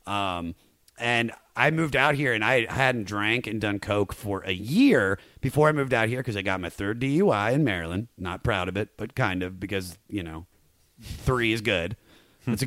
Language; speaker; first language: English; native; English